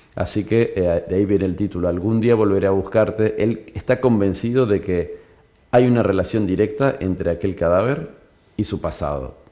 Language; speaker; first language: Spanish; native; Spanish